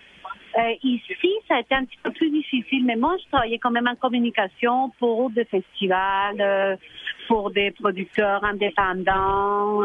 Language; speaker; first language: French; non-native, fluent; Spanish